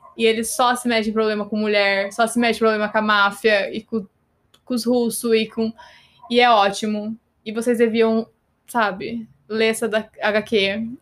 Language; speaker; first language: Portuguese; native; Portuguese